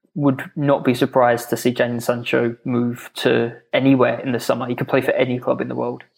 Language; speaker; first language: English; native; English